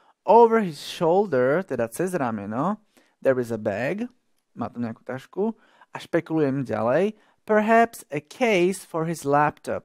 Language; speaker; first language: English; non-native, fluent; Slovak